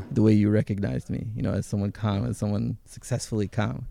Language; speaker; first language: English; early bilingual, other home language; Hebrew